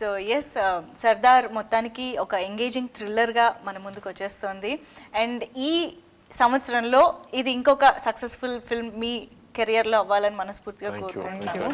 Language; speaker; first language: Telugu; native; Telugu